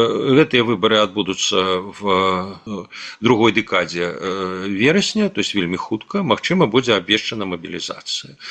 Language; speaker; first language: Belarusian; non-native, local second language; Russian